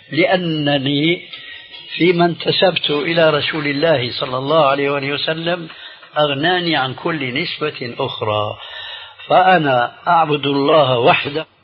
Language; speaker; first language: Arabic; early bilingual, other home language; Albanian